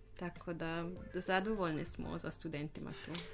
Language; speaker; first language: Croatian; non-native, learner; German